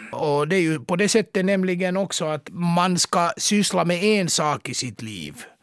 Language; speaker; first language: Swedish; native; Swedish